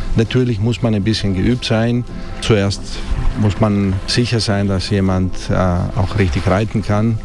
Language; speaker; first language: German; non-native, fluent; Italian